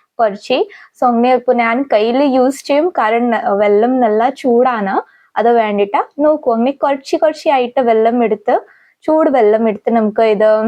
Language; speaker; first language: Malayalam; non-native, fluent; Hindi